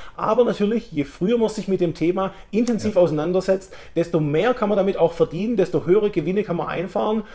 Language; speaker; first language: German; early bilingual, heritage; German